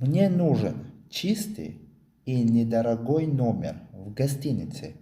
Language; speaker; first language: Russian; non-native, local second language; Tajik